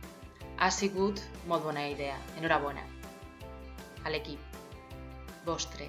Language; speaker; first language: Catalan; non-native, local second language; Spanish